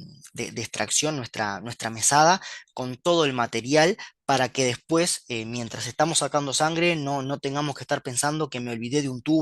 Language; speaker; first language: Spanish; native; Spanish